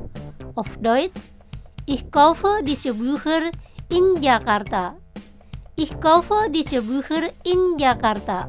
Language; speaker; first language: German; non-native, learner; Indonesian